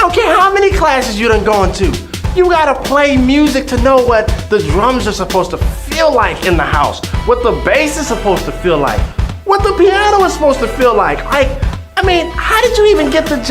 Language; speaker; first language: English; native; English